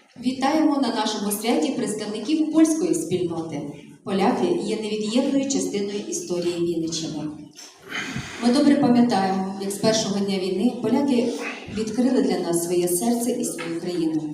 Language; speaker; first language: Ukrainian; native; Ukrainian